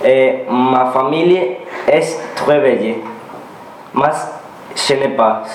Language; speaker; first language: French; non-native, learner; Spanish